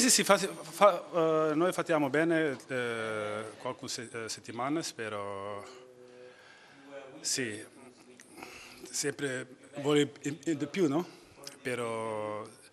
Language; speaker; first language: Italian; non-native, learner; Dutch